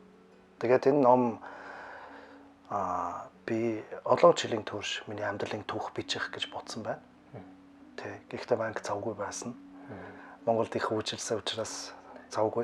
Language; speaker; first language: Mongolian; non-native, learner; German